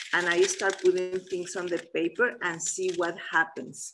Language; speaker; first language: English; non-native, fluent; Spanish